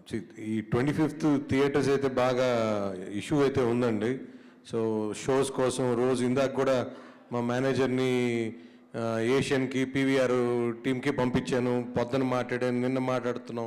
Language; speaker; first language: Telugu; native; Telugu